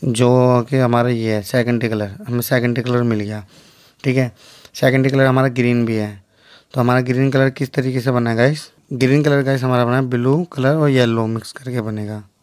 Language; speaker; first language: Hindi; native; Hindi